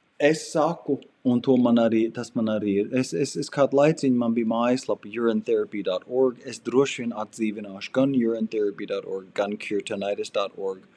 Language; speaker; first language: Latvian; early bilingual, heritage; Latvian